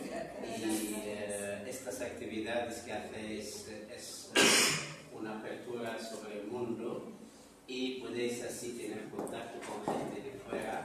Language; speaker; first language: Spanish; non-native, fluent; Arabic